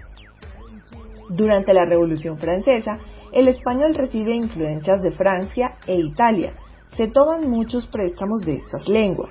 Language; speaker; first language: Spanish; native; Spanish